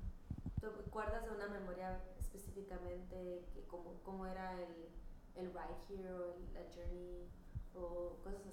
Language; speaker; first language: Spanish; early bilingual, heritage; Spanish